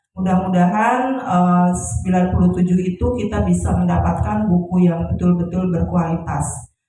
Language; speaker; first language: Indonesian; non-native, local second language; Sundanese